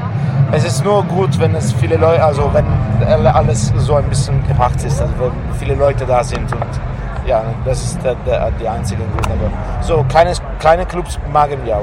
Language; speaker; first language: German; non-native, fluent; Italian